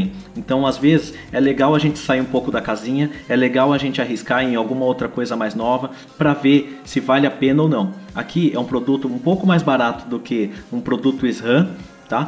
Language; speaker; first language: Portuguese; native; Portuguese